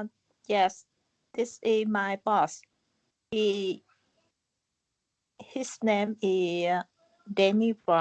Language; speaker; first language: English; non-native, learner; Vietnamese